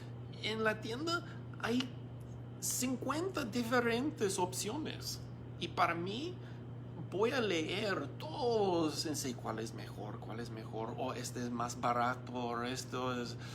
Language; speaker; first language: Spanish; non-native, learner; English